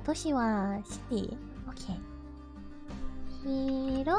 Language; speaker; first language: Japanese; non-native, learner; English